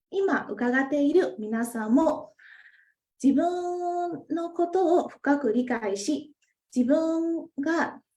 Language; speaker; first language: Japanese; non-native, fluent; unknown